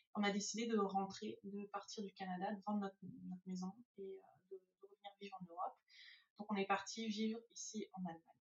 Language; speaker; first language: French; native; French